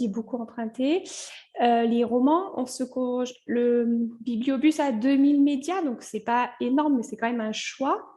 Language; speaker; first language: French; native; French